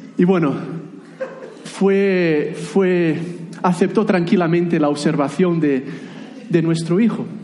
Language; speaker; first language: Spanish; non-native, fluent; Portuguese